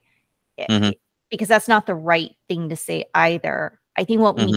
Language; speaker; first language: English; early bilingual, other home language; Korean